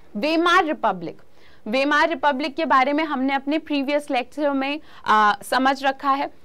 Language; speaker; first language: Hindi; native; Hindi